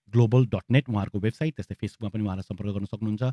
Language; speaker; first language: Nepali; native; Nepali